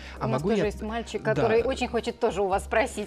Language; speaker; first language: Russian; native; Russian